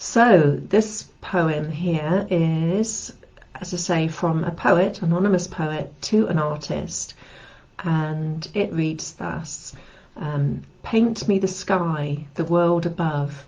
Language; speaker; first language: English; native; English